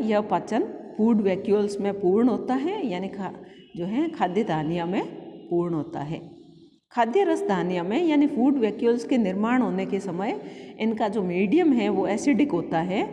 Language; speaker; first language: Hindi; native; Hindi